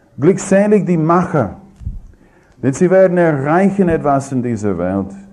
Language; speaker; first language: German; non-native, fluent; English